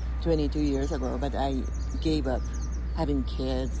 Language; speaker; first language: English; non-native, fluent; Japanese